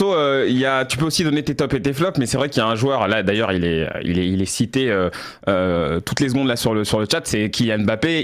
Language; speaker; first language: French; native; French